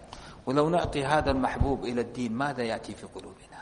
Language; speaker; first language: Arabic; native; Arabic